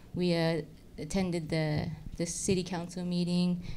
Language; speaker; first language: English; native; English